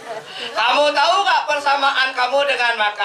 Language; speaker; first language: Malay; non-native, local second language; Balinese